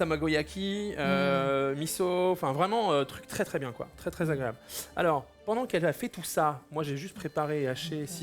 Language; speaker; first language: French; native; French